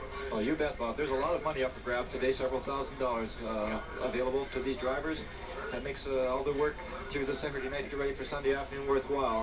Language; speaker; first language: English; native; English